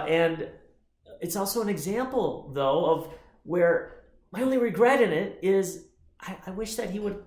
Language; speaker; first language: English; native; English